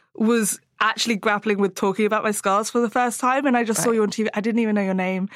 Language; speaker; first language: English; native; English